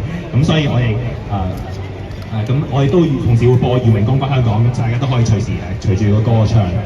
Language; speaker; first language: Cantonese; native; Cantonese